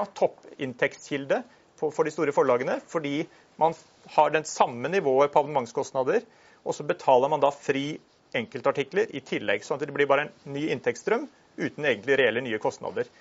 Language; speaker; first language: Norwegian; native; Norwegian